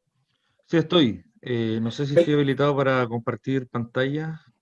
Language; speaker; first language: Spanish; native; Spanish